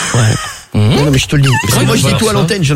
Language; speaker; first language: French; native; French